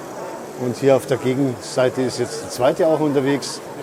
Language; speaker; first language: German; native; German